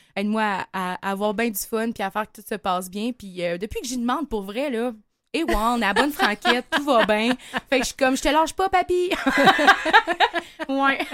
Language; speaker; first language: French; native; French